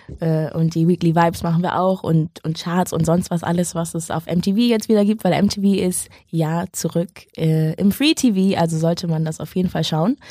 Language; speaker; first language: German; native; German